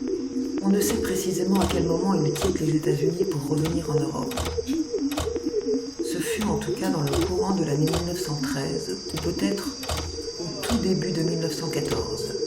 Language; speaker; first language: French; native; French